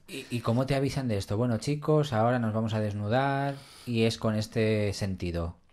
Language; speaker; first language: Spanish; native; Spanish